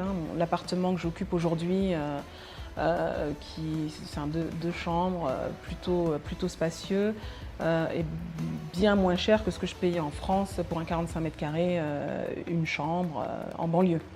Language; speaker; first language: French; early bilingual, other home language; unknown